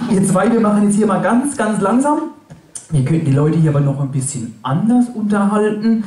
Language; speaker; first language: German; native; German